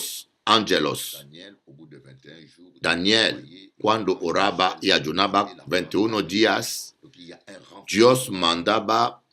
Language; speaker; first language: Spanish; non-native, learner; French